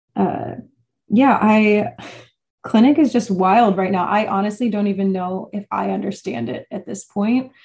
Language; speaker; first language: English; native; English